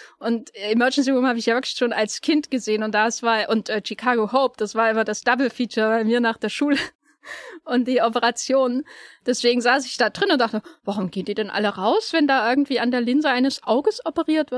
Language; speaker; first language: German; native; German